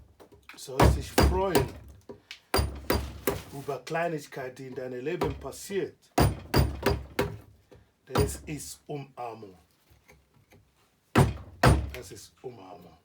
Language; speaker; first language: German; non-native, learner; Igbo